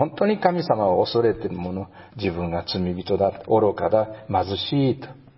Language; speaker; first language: Japanese; native; Japanese